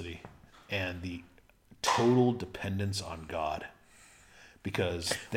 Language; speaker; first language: English; early bilingual, other home language; Spanish